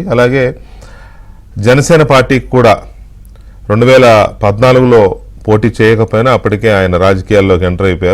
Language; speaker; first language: Telugu; native; Telugu